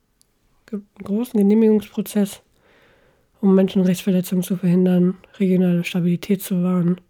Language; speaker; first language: German; native; German